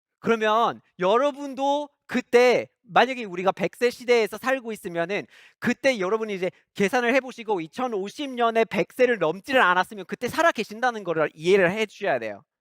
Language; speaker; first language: Korean; non-native, fluent; English